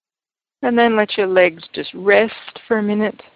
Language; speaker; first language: English; native; English